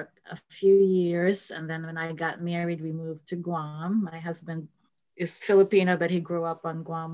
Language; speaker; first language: English; non-native, local second language; Filipino